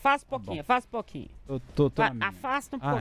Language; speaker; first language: Portuguese; native; Portuguese